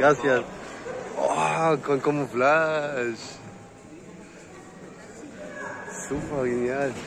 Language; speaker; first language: Spanish; non-native, learner; German